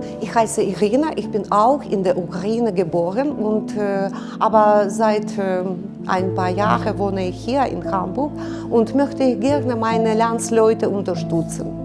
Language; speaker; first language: German; non-native, learner; Ukrainian